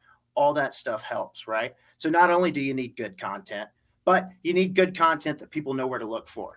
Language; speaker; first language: English; native; English